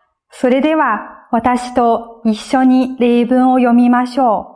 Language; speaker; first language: Japanese; non-native, fluent; Chinese